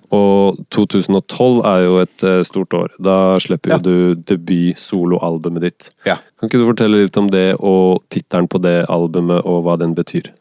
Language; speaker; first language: Norwegian; native; Norwegian